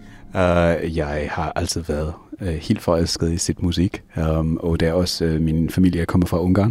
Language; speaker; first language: Danish; non-native, fluent; English